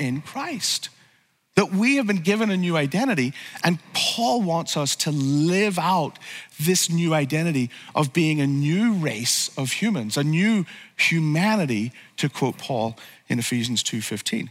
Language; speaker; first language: English; native; English